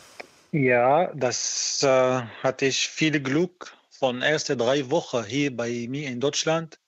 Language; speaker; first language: German; non-native, learner; Arabic